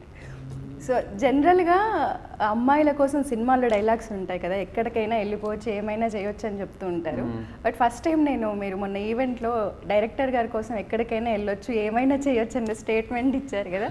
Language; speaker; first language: Telugu; native; Telugu